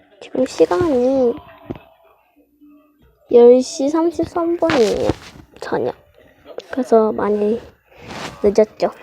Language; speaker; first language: Korean; native; Korean